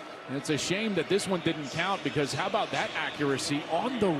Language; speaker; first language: English; native; English